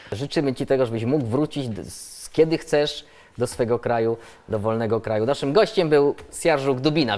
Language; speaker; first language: Polish; native; Polish